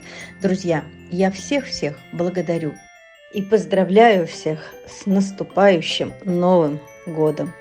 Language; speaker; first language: Russian; native; Russian